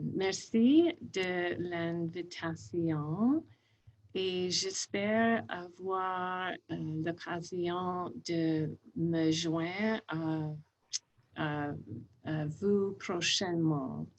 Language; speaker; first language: French; non-native, fluent; English